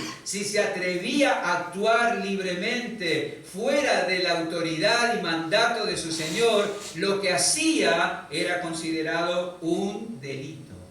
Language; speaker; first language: Spanish; native; Spanish